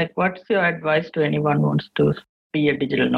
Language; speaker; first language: English; non-native, local second language; Sinhala